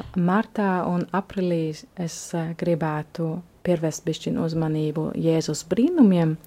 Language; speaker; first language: Latvian; non-native, fluent; German